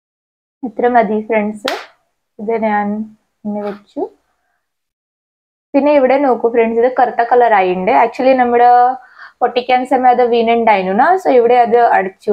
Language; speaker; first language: Malayalam; non-native, learner; Hindi